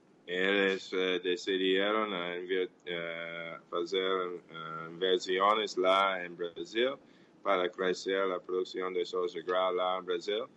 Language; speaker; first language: Portuguese; non-native, fluent; English